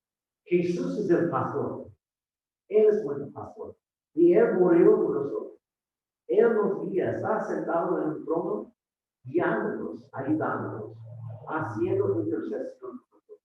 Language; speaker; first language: Spanish; non-native, fluent; English